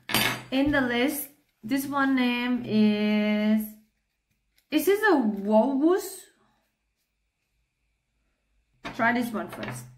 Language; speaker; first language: English; non-native, learner; Thai